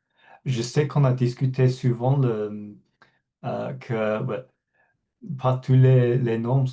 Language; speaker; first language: French; non-native, fluent; English